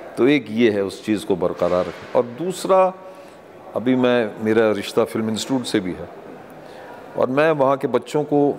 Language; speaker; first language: Hindi; non-native, local second language; English